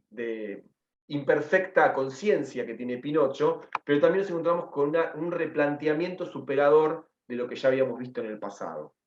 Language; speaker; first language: Spanish; native; Spanish